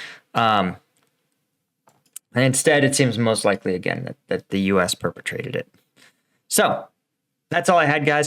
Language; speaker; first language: English; native; English